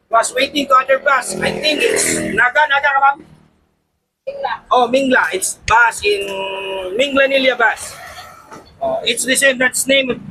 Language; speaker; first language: English; non-native, learner; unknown